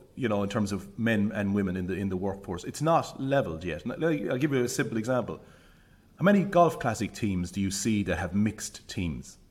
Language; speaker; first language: English; native; English